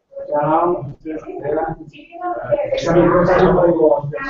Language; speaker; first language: Italian; native; Italian